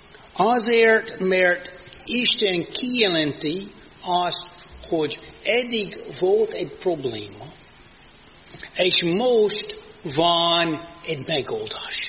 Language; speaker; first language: Hungarian; non-native, fluent; English